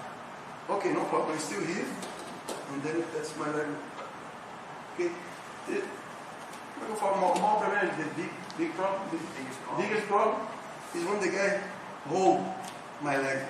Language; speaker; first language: English; non-native, learner; Portuguese